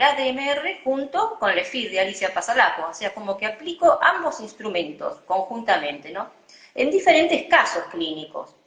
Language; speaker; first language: Spanish; native; Spanish